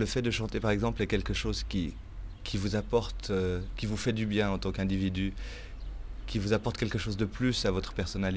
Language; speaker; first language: French; native; French